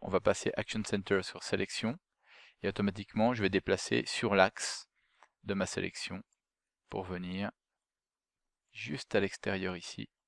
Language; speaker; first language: French; native; French